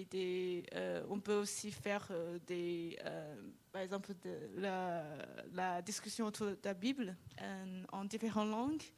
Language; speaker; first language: French; non-native, fluent; Chinese